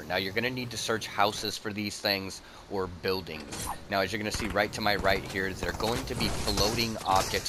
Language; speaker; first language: English; native; English